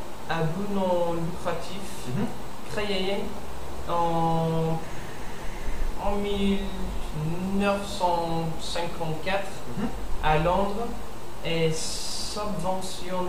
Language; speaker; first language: French; non-native, learner; English